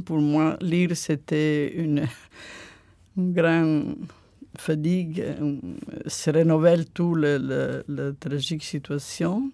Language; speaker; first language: French; non-native, learner; Italian